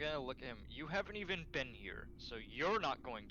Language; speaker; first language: English; native; English